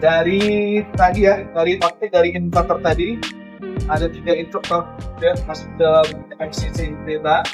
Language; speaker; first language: Indonesian; native; Indonesian